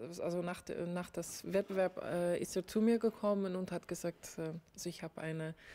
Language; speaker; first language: German; non-native, learner; Dutch